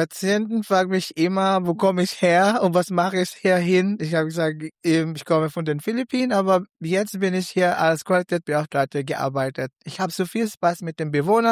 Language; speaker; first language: German; non-native, learner; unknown